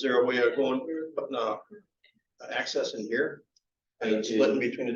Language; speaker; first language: English; native; English